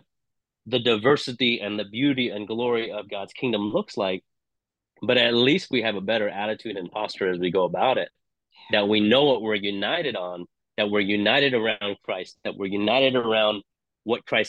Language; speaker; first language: English; non-native, local second language; Cantonese